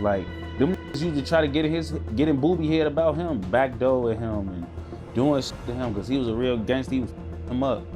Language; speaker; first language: English; native; English